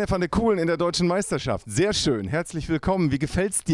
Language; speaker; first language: German; native; German